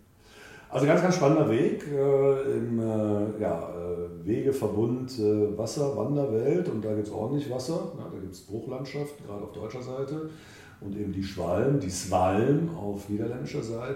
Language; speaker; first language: German; native; German